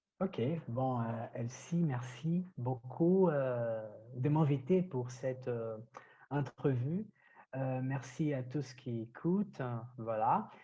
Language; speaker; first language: French; non-native, fluent; Portuguese